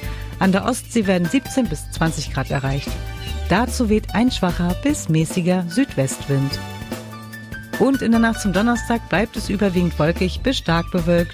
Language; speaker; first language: German; native; German